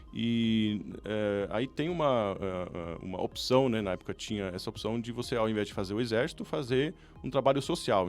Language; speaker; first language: Portuguese; non-native, fluent; German